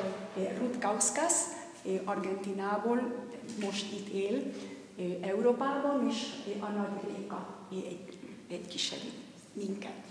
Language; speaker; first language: Hungarian; non-native, learner; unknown